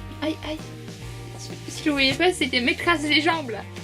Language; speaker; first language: French; native; French